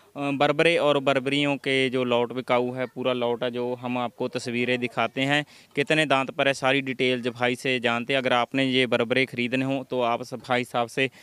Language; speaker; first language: Hindi; non-native, local second language; Punjabi